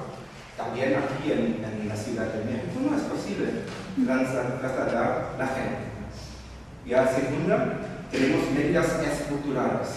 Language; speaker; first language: Spanish; non-native, fluent; German